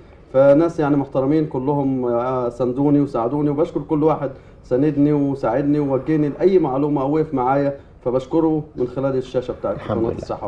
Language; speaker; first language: Arabic; native; Arabic